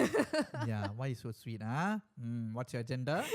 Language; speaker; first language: English; native; English